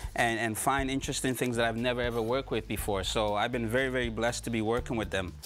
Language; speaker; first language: English; native; English